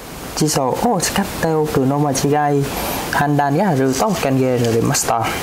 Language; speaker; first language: Japanese; non-native, fluent; Vietnamese